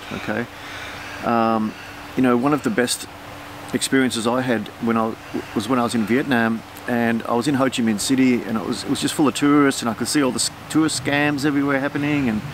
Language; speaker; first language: English; native; English